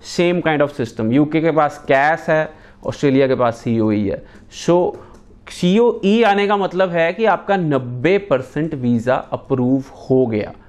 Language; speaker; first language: Hindi; non-native, local second language; Punjabi